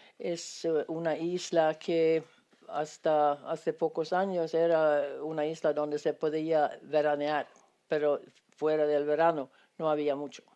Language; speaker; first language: Spanish; non-native, fluent; Swedish